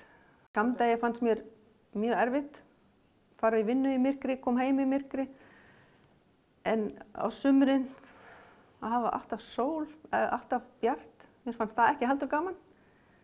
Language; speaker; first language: Icelandic; non-native, fluent; Afrikaans